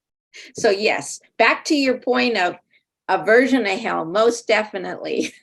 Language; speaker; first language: English; native; English